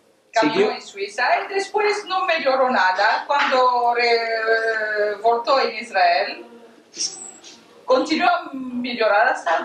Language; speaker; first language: Spanish; non-native, learner; Italian